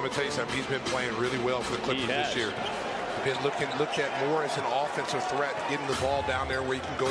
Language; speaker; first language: English; native; English